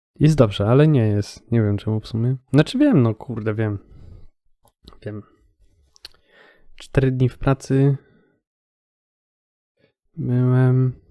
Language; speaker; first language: Polish; native; Polish